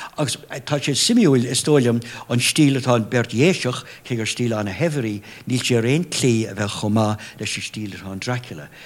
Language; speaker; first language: Irish; non-native, local second language; English